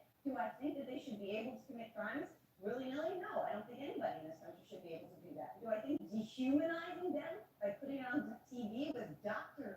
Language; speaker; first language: English; native; English